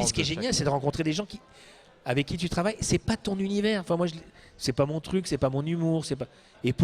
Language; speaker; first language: French; native; French